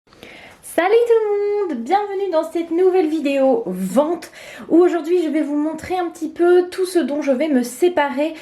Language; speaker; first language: French; native; French